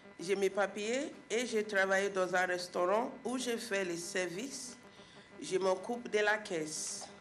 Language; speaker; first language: French; non-native, learner; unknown